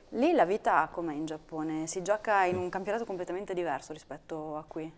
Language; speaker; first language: Italian; native; Italian